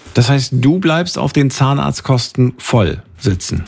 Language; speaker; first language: German; native; German